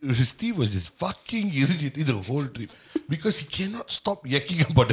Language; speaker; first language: English; non-native, local second language; Tamil